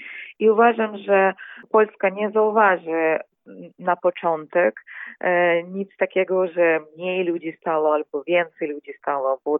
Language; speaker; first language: Polish; non-native, fluent; Ukrainian